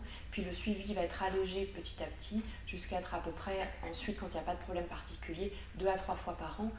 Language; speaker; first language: French; native; French